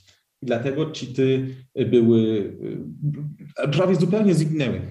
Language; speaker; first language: Polish; early bilingual, heritage; Polish